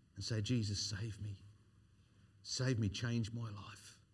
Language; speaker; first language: English; native; English